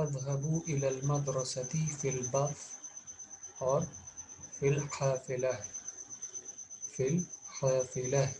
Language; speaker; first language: Arabic; non-native, fluent; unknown